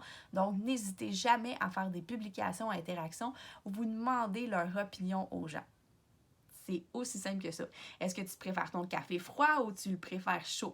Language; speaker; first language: French; native; French